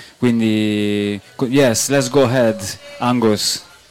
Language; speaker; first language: English; non-native, fluent; Italian